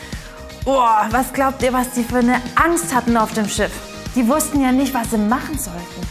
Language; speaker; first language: German; native; German